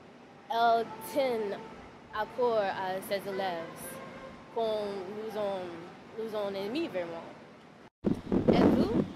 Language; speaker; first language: French; non-native, learner; English